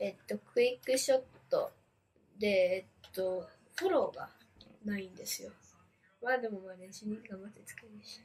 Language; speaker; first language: Japanese; early bilingual, heritage; Japanese